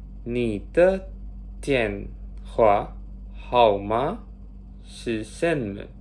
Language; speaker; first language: Chinese; non-native, learner; Indonesian